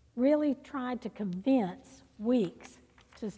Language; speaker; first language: English; native; English